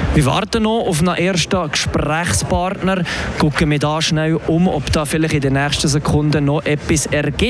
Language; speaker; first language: German; native; German